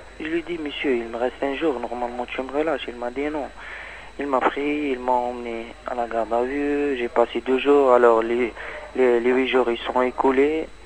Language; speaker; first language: French; non-native, learner; Arabic